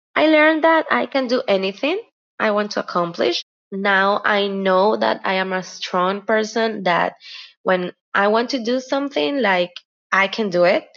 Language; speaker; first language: English; non-native, fluent; Spanish